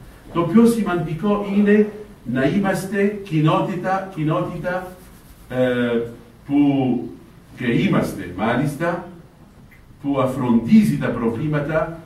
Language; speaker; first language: Greek; non-native, fluent; Arabic